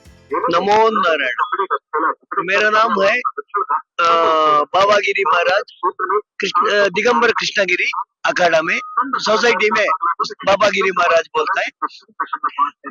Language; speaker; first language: Hindi; non-native, local second language; Telugu